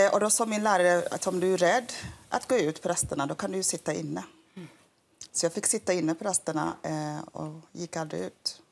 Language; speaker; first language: Swedish; early bilingual, other home language; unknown